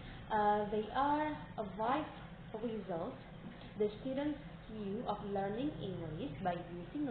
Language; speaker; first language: English; non-native, learner; Indonesian